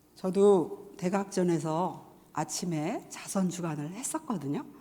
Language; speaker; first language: Korean; native; Korean